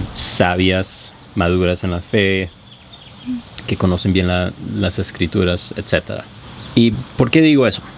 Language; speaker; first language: Spanish; non-native, fluent; English